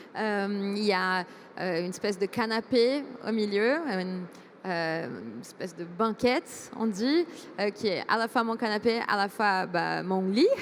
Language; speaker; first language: French; non-native, fluent; Portuguese